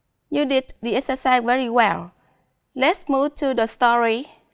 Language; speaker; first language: English; non-native, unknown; Vietnamese